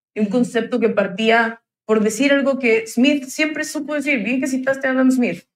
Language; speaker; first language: Spanish; native; Spanish